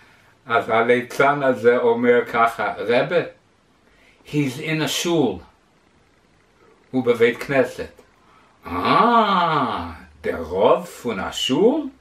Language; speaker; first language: Hebrew; non-native, fluent; English